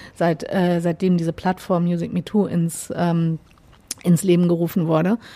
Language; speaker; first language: German; native; German